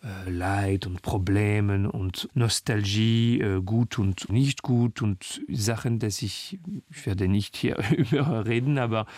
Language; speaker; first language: German; non-native, learner; French